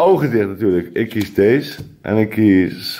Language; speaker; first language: Dutch; native; Dutch